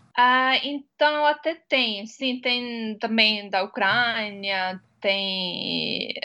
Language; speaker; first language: Portuguese; non-native, fluent; Estonian